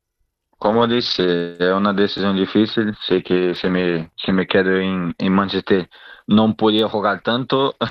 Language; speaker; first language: Spanish; non-native, learner; Portuguese